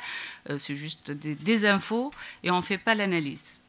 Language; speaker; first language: French; non-native, local second language; Arabic